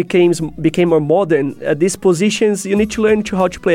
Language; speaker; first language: English; non-native, fluent; Portuguese